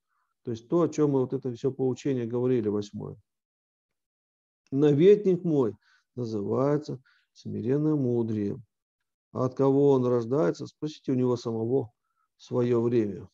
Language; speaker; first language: Russian; native; Russian